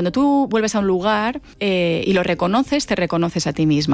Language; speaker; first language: Spanish; native; Spanish